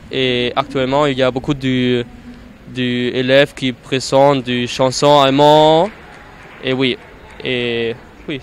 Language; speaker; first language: French; non-native, learner; German